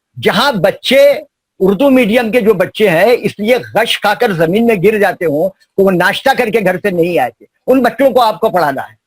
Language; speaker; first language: Urdu; native; Urdu